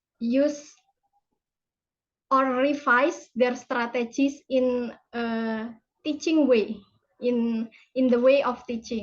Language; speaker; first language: English; non-native, fluent; Indonesian